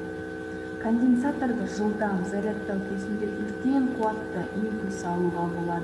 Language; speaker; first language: Kazakh; native; Kazakh